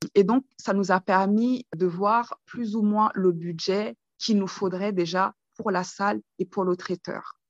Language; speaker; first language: French; early bilingual, other home language; Kinyarwanda